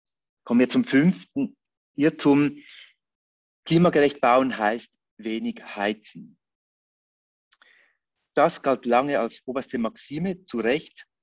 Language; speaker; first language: German; native; German